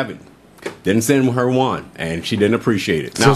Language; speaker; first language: English; native; English